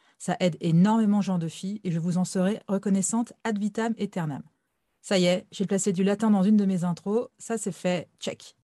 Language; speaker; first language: French; native; French